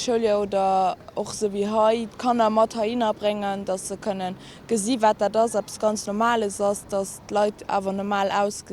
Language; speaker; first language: German; non-native, local second language; Luxembourgish